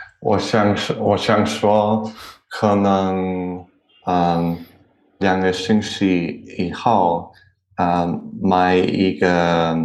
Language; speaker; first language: Chinese; non-native, learner; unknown